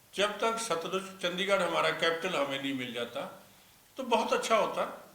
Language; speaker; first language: Hindi; non-native, local second language; Punjabi